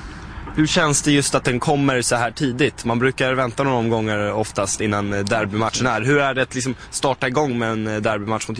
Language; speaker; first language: Swedish; native; Swedish